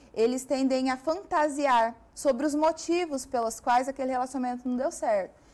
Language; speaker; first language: Portuguese; native; Portuguese